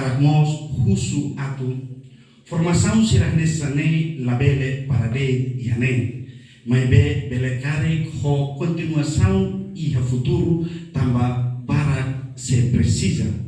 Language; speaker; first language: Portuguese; non-native, local second language; Tetum